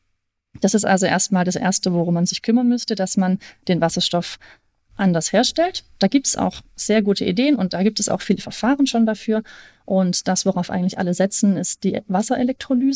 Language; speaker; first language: German; native; German